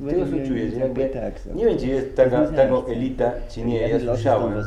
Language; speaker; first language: Polish; non-native, learner; German